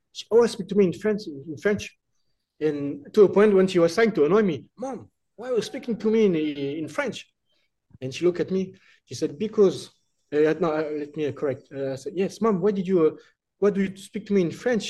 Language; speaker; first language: English; non-native, fluent; French